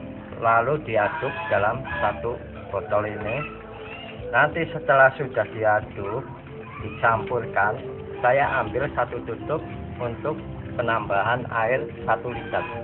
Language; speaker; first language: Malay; non-native, local second language; Javanese